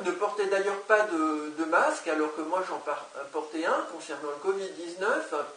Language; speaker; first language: French; native; French